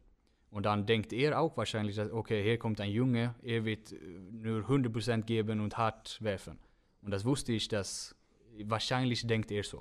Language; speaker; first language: German; non-native, fluent; Swedish